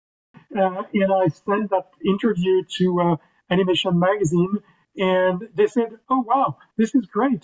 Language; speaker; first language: English; non-native, fluent; French